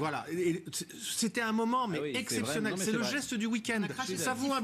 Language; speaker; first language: French; native; French